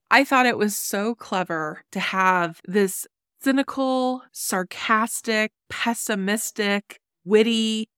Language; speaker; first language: English; native; English